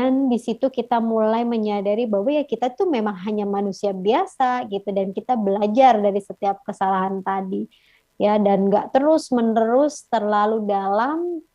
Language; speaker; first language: Indonesian; native; Indonesian